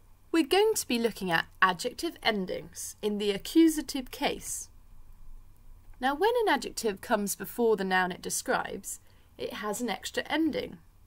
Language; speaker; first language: English; native; English